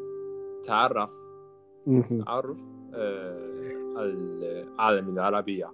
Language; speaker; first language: Arabic; non-native, learner; Japanese